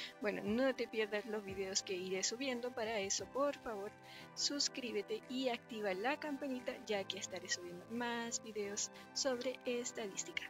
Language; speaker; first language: Spanish; native; Spanish